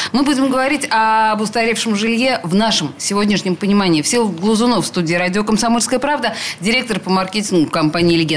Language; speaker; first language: Russian; native; Russian